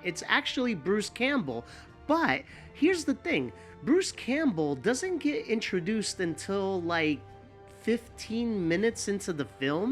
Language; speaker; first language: English; native; English